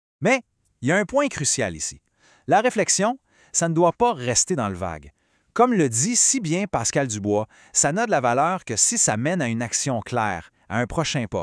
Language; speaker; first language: French; native; French